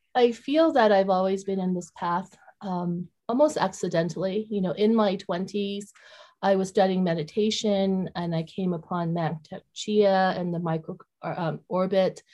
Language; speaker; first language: English; early bilingual, other home language; Vietnamese